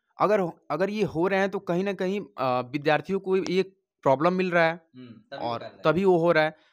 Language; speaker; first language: Hindi; native; Hindi